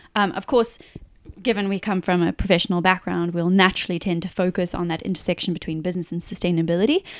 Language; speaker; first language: English; native; English